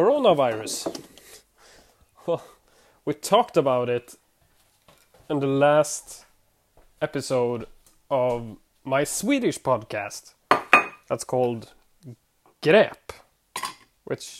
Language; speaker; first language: English; non-native, fluent; Swedish